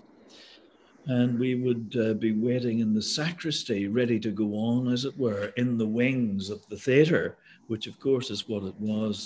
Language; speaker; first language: English; native; English